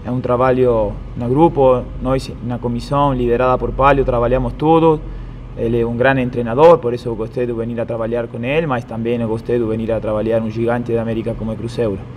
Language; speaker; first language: Portuguese; non-native, fluent; Spanish